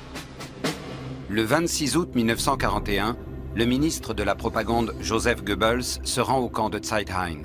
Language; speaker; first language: French; native; French